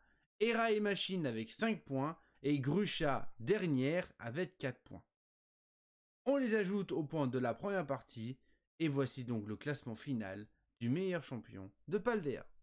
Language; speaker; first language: French; native; French